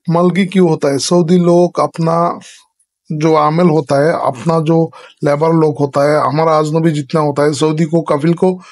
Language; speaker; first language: Hindi; non-native, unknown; Bangla